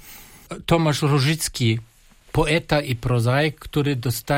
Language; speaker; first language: Polish; non-native, fluent; German